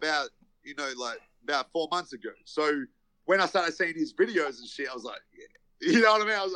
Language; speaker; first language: English; native; English